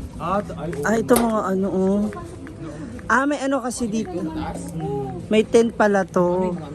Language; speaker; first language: Filipino; non-native, local second language; Iloko